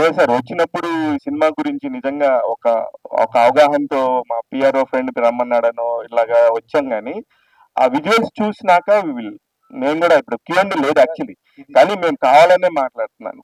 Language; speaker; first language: Telugu; native; Telugu